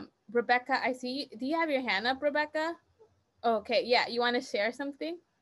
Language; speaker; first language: English; native; English